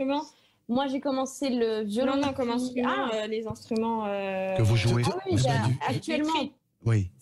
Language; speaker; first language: French; native; French